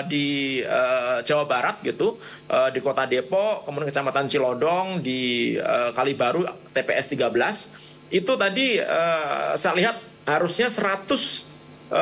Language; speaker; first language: Indonesian; native; Indonesian